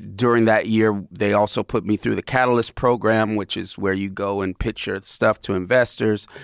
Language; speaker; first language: English; native; English